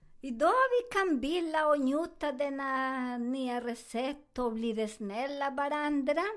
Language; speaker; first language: Swedish; non-native, learner; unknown